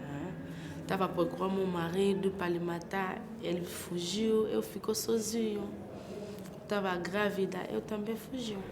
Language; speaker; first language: Portuguese; non-native, learner; French